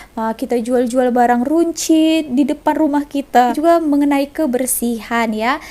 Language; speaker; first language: Indonesian; native; Indonesian